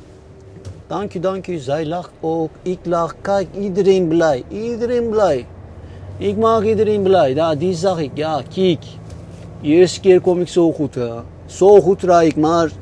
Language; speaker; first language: Dutch; non-native, fluent; Turkish